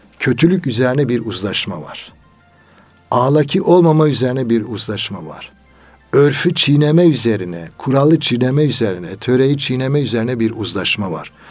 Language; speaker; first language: Turkish; native; Turkish